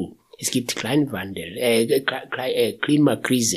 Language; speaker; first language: German; non-native, fluent; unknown